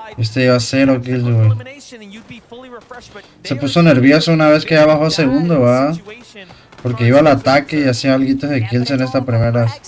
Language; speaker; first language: Spanish; native; Spanish